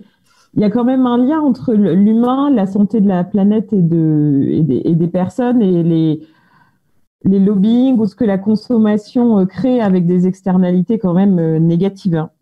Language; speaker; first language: French; native; French